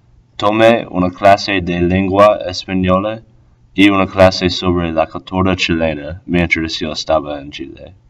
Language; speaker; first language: Spanish; non-native, learner; English